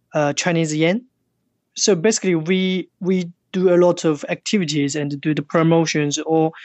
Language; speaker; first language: English; non-native, fluent; Chinese